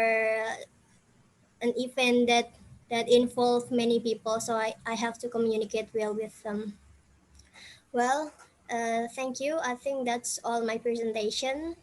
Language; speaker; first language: English; non-native, fluent; Indonesian